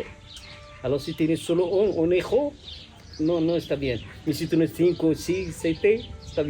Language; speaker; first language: Spanish; non-native, learner; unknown